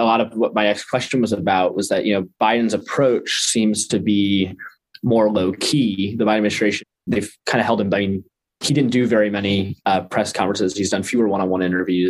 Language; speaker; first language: English; native; English